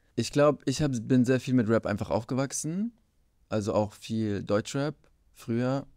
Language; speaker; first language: German; early bilingual, other home language; Kurdish